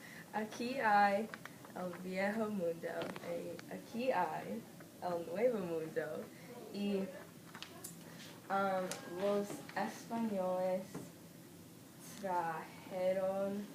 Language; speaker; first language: Spanish; non-native, learner; English